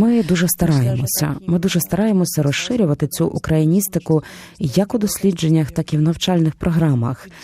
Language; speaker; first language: Ukrainian; non-native, fluent; Polish